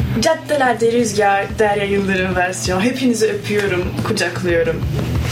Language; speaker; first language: Turkish; early bilingual, heritage; Turkish